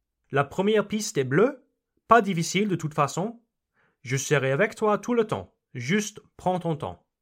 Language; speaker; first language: French; non-native, fluent; English